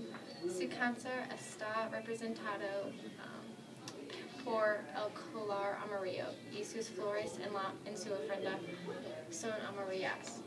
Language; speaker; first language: Spanish; non-native, learner; English